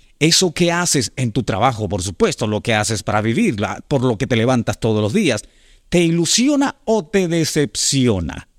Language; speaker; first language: Spanish; native; Spanish